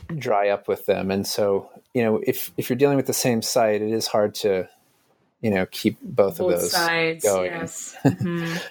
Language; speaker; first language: English; native; English